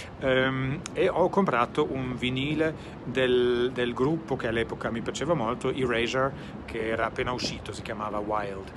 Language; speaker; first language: Italian; non-native, fluent; German